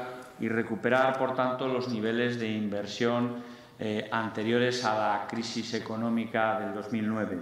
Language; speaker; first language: Spanish; native; Spanish